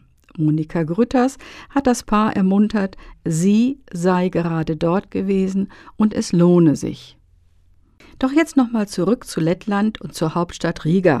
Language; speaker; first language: German; native; German